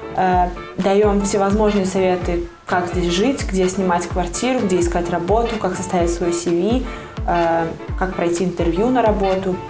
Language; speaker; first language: Russian; native; Russian